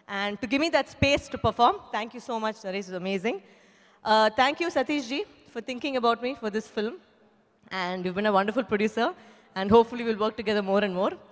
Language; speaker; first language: Telugu; non-native, fluent; Tamil